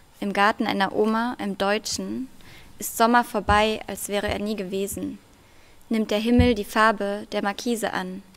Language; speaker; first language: German; early bilingual, other home language; Russian